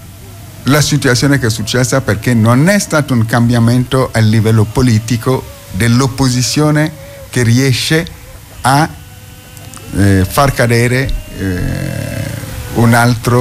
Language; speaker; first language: Italian; non-native, fluent; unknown